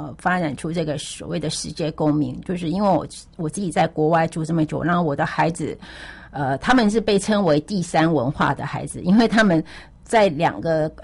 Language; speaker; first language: Chinese; native; Chinese